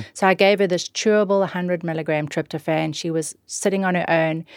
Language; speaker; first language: English; native; English